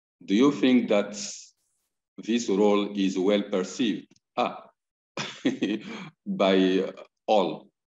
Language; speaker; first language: English; non-native, fluent; Bambara